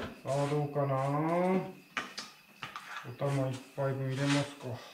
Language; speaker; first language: Japanese; native; Japanese